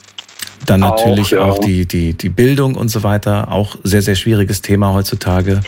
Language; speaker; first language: German; native; German